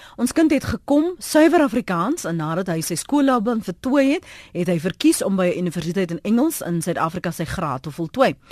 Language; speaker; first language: Afrikaans; native; Afrikaans